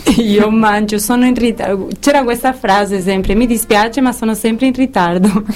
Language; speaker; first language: Italian; non-native, fluent; Spanish